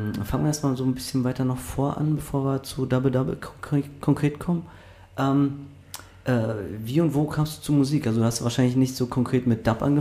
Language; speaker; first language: German; native; German